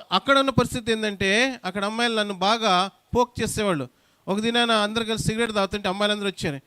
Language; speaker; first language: Telugu; non-native, local second language; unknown